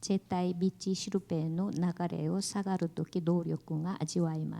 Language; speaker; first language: Japanese; non-native, learner; Korean